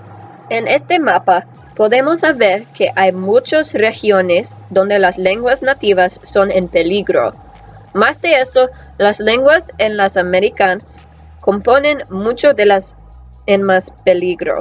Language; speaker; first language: Spanish; non-native, learner; English